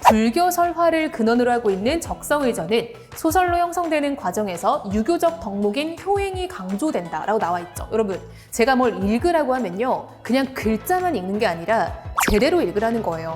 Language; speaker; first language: Korean; native; Korean